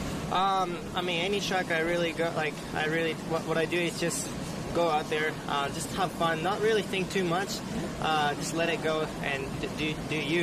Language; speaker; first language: English; early bilingual, other home language; Japanese